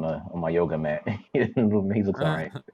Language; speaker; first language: English; native; English